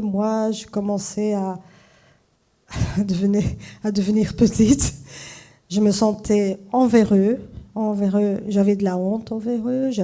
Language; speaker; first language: French; non-native, fluent; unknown